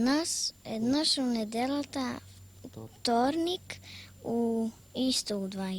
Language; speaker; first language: Macedonian; early bilingual, heritage; Macedonian